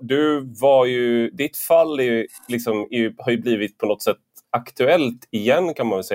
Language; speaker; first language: Swedish; native; Swedish